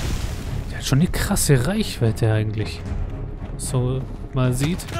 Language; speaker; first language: German; native; German